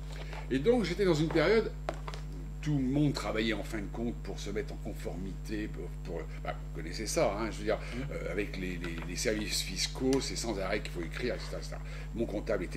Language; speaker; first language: French; native; French